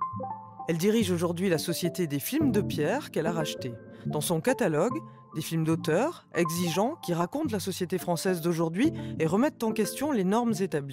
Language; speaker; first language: French; native; French